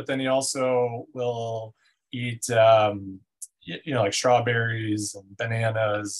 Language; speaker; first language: English; native; English